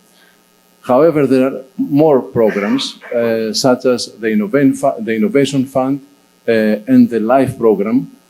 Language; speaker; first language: English; non-native, fluent; Greek